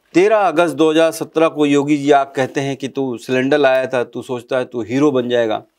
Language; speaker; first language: Hindi; native; Hindi